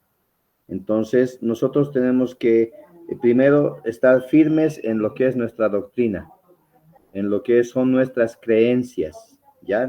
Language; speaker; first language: Spanish; native; Spanish